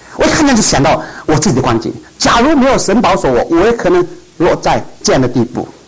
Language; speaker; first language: Chinese; non-native, local second language; Cantonese